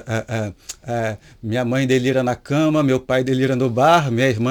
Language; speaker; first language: English; non-native, learner; Portuguese